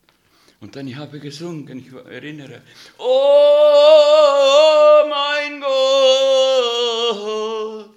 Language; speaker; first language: German; non-native, learner; Russian